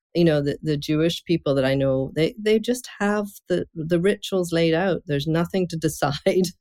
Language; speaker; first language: English; native; English